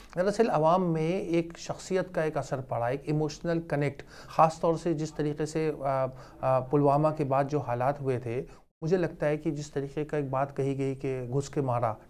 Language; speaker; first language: Urdu; native; Urdu